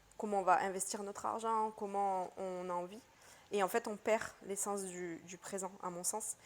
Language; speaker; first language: French; early bilingual, other home language; Portuguese